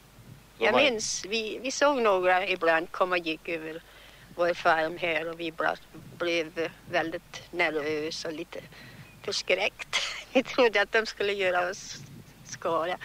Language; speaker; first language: Swedish; early bilingual, heritage; Swedish